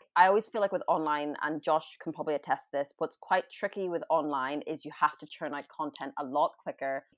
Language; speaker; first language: English; native; English